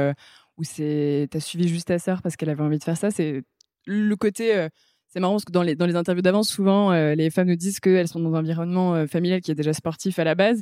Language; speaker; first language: French; native; French